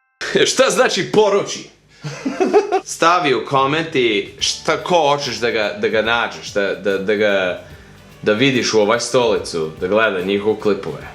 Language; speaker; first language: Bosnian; early bilingual, heritage; English